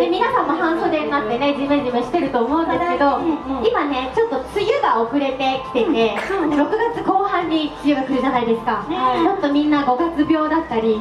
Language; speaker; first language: Japanese; native; Japanese